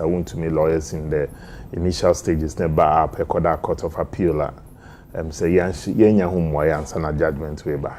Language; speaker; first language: English; non-native, local second language; Akan